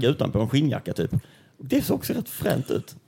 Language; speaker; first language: Swedish; native; Swedish